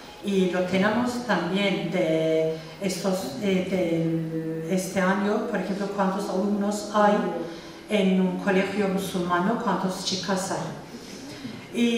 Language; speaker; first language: Spanish; non-native, fluent; Turkish